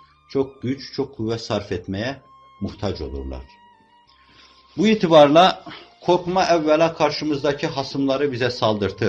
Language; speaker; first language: Turkish; native; Turkish